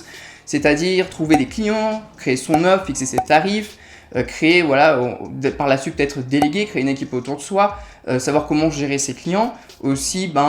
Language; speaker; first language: French; native; French